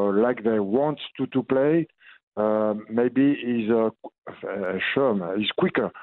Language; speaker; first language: English; non-native, learner; French